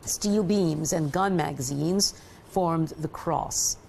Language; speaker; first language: English; non-native, local second language; Filipino